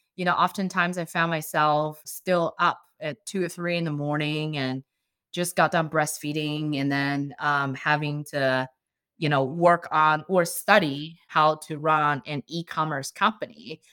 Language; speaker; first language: English; non-native, fluent; Chinese